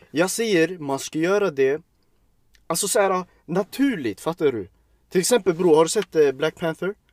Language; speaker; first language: Swedish; early bilingual, other home language; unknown